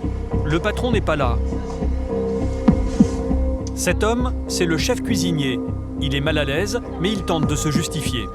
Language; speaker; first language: French; native; French